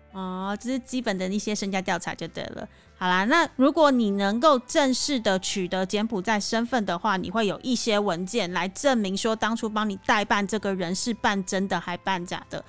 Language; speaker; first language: Chinese; native; Chinese